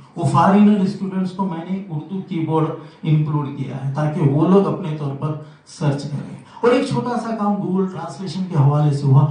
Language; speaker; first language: Urdu; native; Urdu